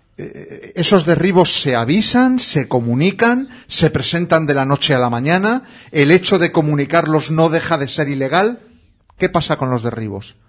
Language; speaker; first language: Spanish; native; Spanish